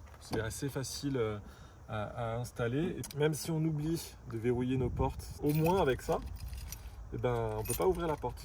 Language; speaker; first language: French; native; French